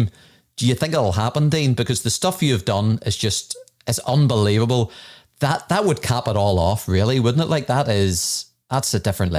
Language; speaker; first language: English; native; English